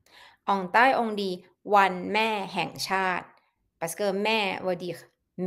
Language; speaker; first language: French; non-native, fluent; Thai